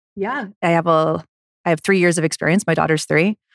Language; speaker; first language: English; native; English